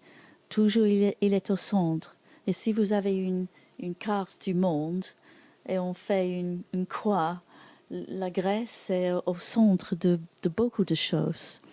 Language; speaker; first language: French; non-native, learner; English